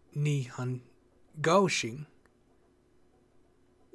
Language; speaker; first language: Chinese; non-native, learner; English